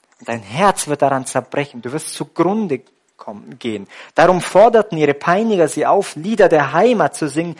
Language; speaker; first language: German; native; German